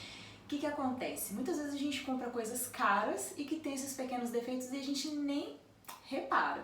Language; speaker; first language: Portuguese; native; Portuguese